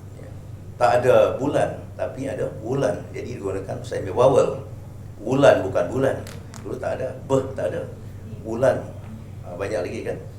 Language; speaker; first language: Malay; native; Malay